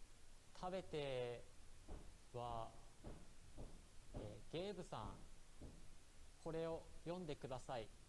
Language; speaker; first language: Japanese; non-native, learner; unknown